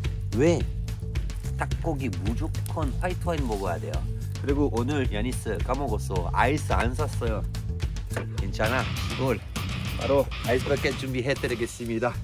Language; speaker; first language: Korean; non-native, learner; French